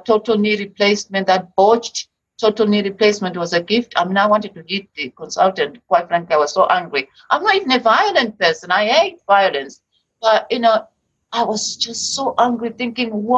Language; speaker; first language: English; native; English